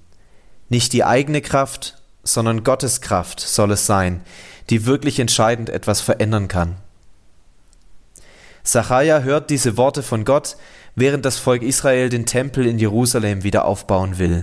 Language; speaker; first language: German; native; German